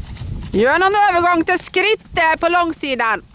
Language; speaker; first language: Swedish; native; Swedish